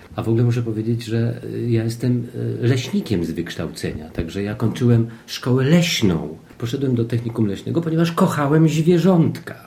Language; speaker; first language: Polish; native; Polish